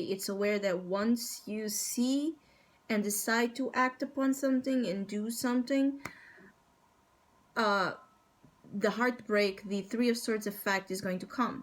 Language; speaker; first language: English; non-native, fluent; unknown